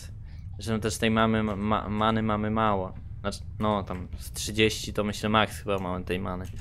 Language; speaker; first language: Polish; native; Polish